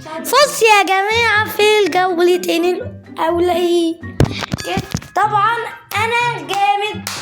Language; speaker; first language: Arabic; native; Arabic